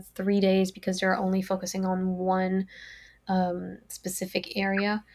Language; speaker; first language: English; non-native, fluent; French